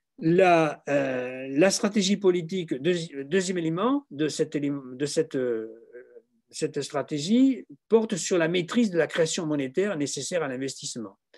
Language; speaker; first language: French; native; French